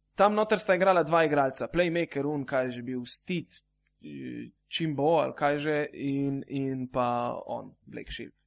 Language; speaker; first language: Slovenian; native; Slovenian